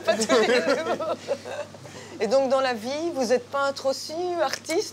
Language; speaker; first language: French; native; French